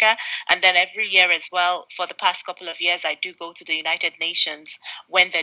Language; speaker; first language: English; non-native, local second language; Igbo